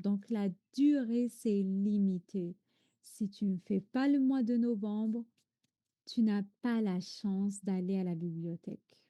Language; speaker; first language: French; non-native, fluent; Arabic